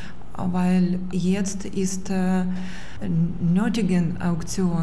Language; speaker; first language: German; non-native, learner; Ukrainian